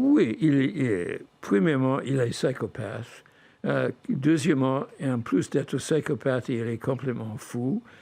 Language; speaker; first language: French; non-native, fluent; English